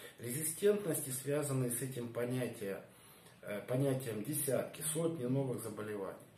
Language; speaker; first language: Russian; native; Russian